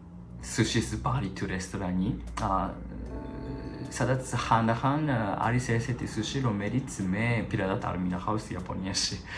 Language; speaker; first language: Georgian; non-native, fluent; Japanese